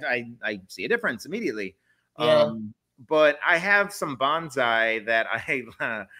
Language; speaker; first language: English; native; English